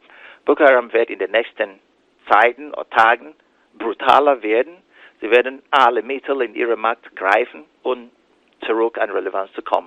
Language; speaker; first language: German; non-native, fluent; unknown